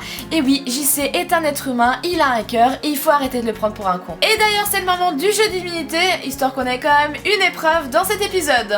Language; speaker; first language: French; native; French